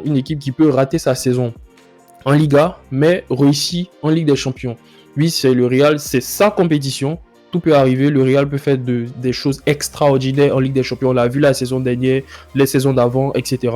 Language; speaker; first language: French; native; French